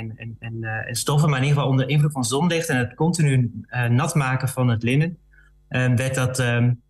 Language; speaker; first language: Dutch; native; Dutch